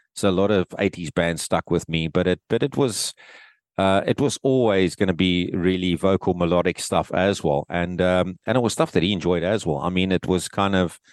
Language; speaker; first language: English; native; English